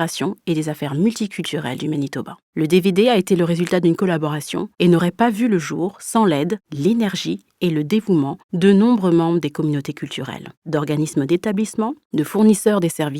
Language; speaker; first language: French; native; French